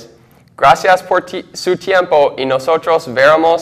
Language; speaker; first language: Spanish; non-native, learner; English